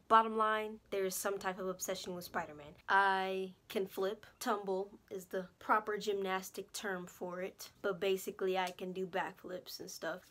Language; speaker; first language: English; native; English